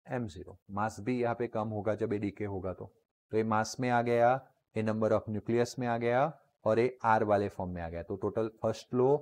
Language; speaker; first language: Hindi; non-native, local second language; Gujarati